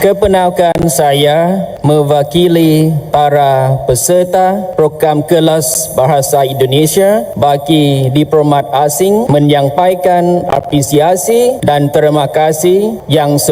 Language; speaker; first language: Indonesian; non-native, fluent; Lao